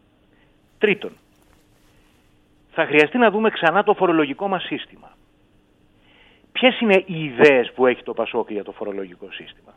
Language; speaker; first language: Greek; native; Greek